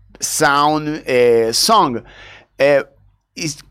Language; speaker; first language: English; non-native, learner; Spanish